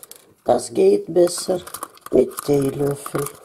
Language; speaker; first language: German; non-native, fluent; Russian